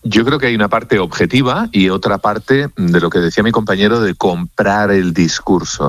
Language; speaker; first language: Spanish; native; Spanish